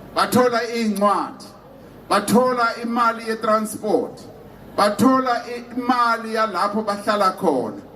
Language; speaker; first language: Zulu; non-native, local second language; Venda